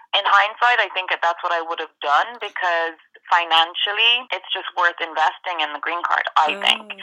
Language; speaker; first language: English; native; English